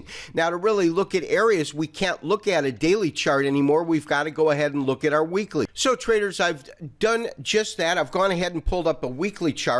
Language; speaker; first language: English; native; English